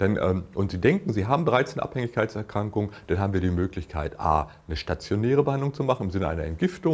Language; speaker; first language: German; native; German